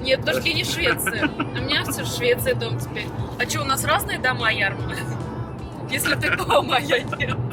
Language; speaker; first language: Russian; native; Russian